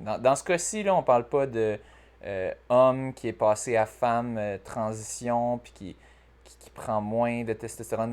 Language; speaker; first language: French; native; French